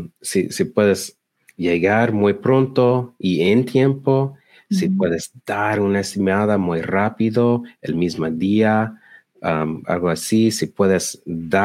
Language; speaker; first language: Spanish; non-native, learner; English